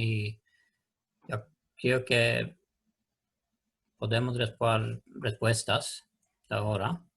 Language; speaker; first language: Spanish; non-native, learner; Swedish